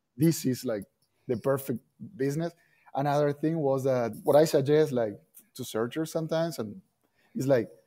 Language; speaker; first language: English; non-native, fluent; Spanish